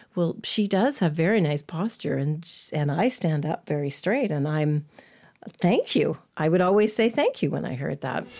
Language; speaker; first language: English; native; English